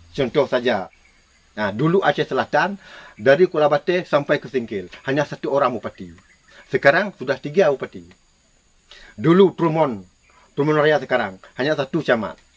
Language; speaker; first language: Malay; non-native, local second language; Minangkabau